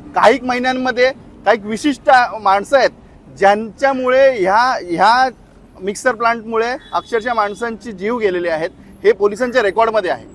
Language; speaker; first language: Marathi; native; Marathi